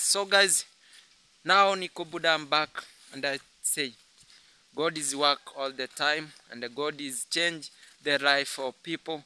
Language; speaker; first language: English; non-native, learner; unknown